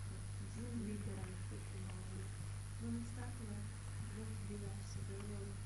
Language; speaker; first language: Italian; early bilingual, heritage; Italian